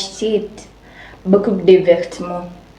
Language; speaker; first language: French; non-native, learner; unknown